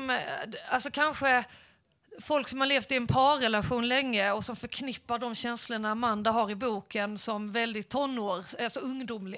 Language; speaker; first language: Swedish; native; Swedish